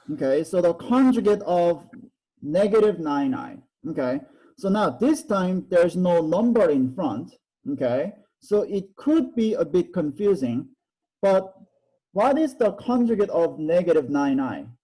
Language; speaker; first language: English; non-native, fluent; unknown